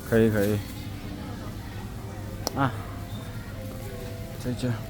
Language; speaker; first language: Chinese; non-native, learner; Mongolian